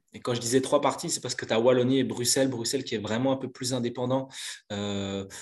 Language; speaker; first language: French; native; French